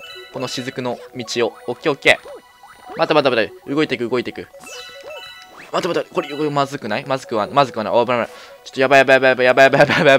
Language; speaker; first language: Japanese; native; Japanese